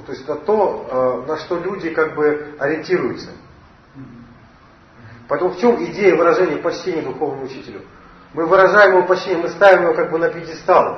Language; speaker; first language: Russian; native; Russian